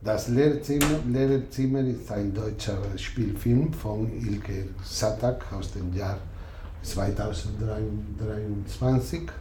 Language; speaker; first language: German; non-native, learner; Spanish